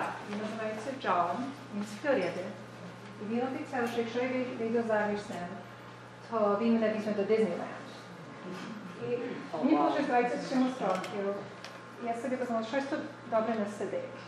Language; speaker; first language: Ukrainian; early bilingual, heritage; Ukrainian